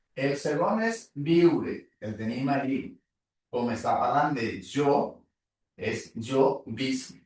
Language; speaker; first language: Catalan; native; Catalan